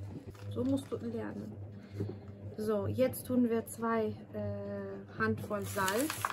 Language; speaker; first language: German; non-native, learner; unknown